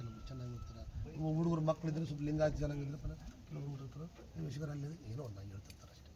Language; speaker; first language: Kannada; non-native, local second language; Telugu